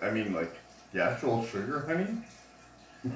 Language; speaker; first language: English; native; English